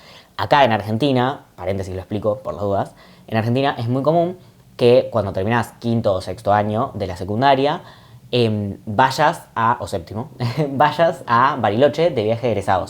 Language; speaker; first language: Spanish; native; Spanish